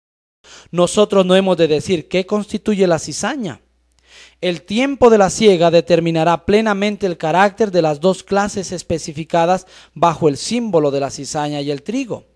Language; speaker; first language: Spanish; native; Spanish